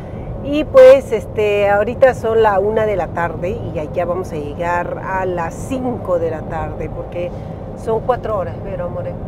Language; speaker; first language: Spanish; native; Spanish